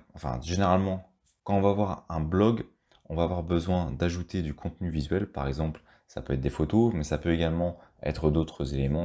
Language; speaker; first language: French; native; French